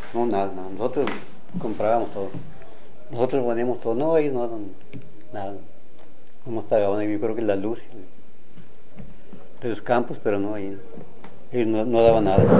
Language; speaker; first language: Spanish; native; Spanish